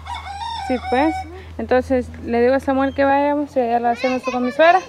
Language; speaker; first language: Spanish; native; Spanish